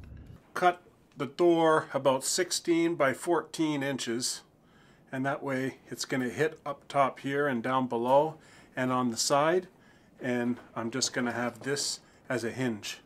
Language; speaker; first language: English; native; English